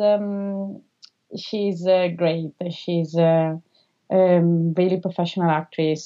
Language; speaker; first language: English; non-native, fluent; Italian